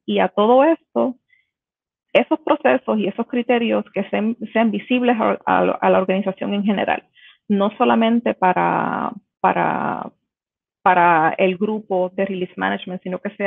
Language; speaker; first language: Spanish; native; Spanish